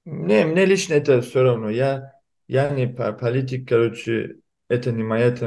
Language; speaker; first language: Russian; early bilingual, heritage; Kumyk